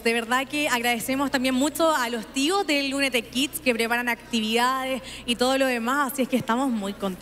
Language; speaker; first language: Spanish; native; Spanish